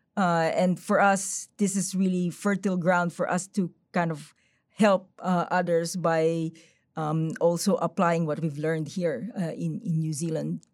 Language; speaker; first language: English; non-native, local second language; Filipino